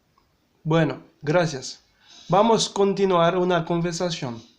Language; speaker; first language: Spanish; non-native, learner; Haitian Creole